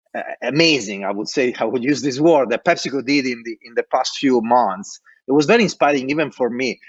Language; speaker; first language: English; non-native, fluent; Italian